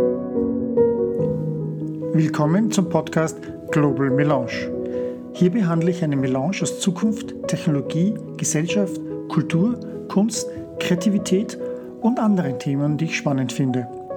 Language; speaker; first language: German; native; German